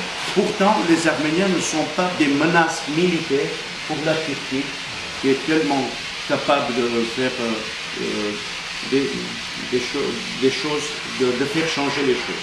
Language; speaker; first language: French; non-native, fluent; Armenian